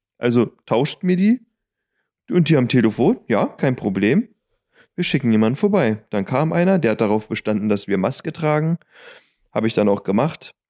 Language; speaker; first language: German; native; German